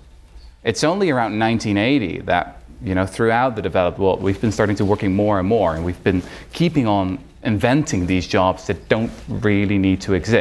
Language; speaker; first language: English; non-native, fluent; Dutch